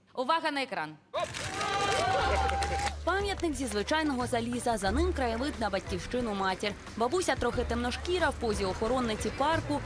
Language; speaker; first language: Ukrainian; native; Ukrainian